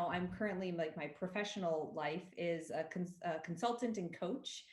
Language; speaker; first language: English; native; English